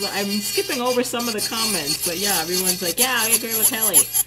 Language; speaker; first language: English; native; English